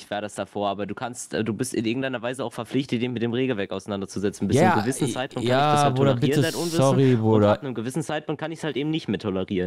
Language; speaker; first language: German; native; German